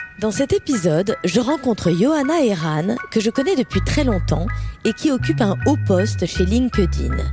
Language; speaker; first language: French; native; French